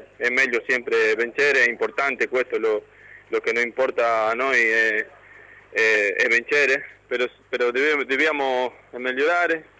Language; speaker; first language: Italian; non-native, learner; Spanish